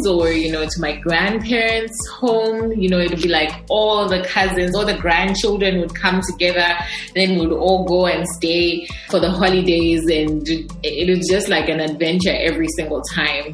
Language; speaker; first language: English; non-native, local second language; Bemba